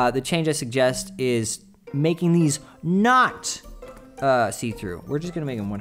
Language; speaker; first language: English; native; English